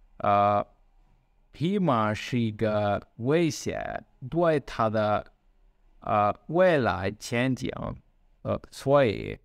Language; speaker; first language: Chinese; non-native, learner; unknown